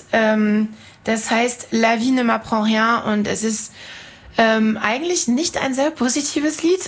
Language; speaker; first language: German; non-native, fluent; French